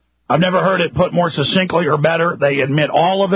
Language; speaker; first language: English; native; English